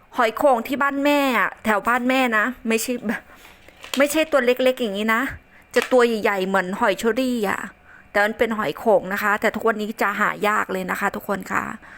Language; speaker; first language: Thai; non-native, local second language; Northern Khmer